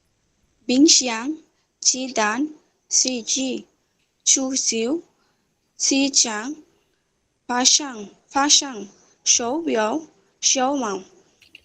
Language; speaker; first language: Chinese; non-native, learner; Bangla